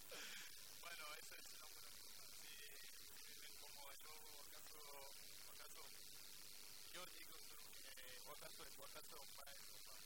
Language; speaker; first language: Spanish; non-native, fluent; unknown